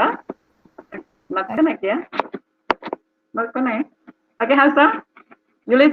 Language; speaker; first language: English; non-native, learner; Indonesian